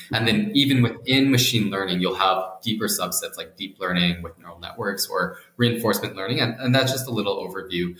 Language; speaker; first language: English; native; English